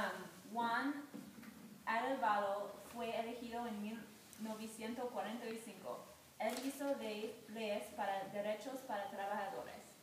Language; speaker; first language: Spanish; non-native, learner; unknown